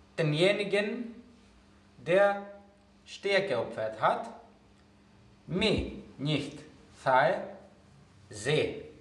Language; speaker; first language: German; non-native, fluent; Greek